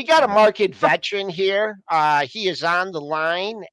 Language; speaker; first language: English; native; English